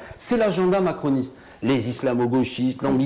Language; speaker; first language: French; native; French